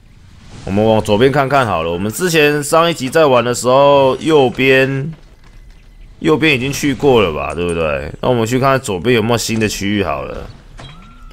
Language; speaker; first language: Chinese; native; Chinese